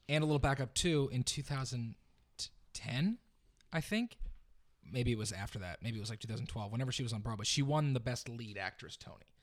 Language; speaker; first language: English; native; English